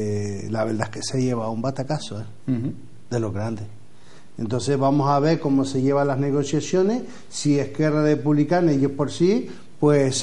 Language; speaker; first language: Spanish; native; Spanish